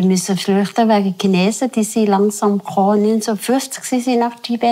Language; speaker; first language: German; non-native, fluent; Tibetan